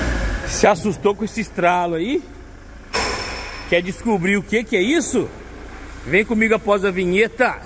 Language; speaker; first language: Portuguese; native; Portuguese